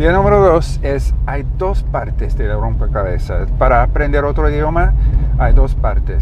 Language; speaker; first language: Spanish; non-native, learner; English